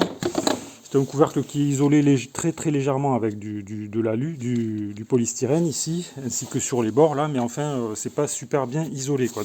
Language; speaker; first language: French; native; French